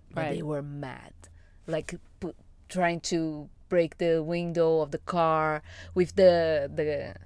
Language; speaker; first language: English; non-native, fluent; Portuguese